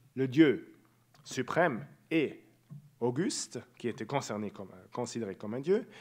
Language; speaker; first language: French; native; French